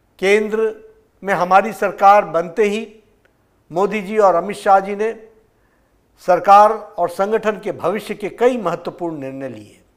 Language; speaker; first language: Hindi; native; Hindi